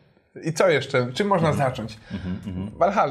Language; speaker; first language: Polish; native; Polish